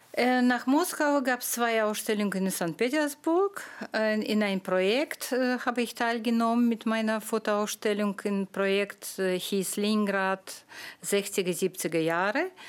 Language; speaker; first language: German; non-native, fluent; Russian